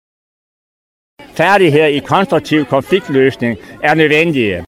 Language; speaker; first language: Danish; native; Danish